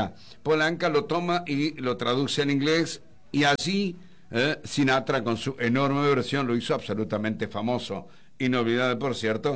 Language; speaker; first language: Spanish; native; Spanish